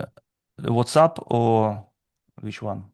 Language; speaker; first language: English; non-native, fluent; Russian